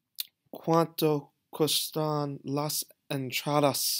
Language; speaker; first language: Spanish; non-native, learner; English